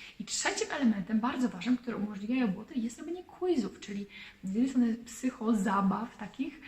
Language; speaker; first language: Polish; native; Polish